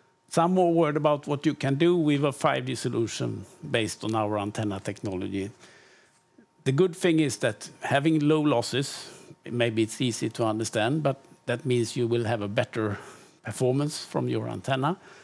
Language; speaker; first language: English; non-native, fluent; Swedish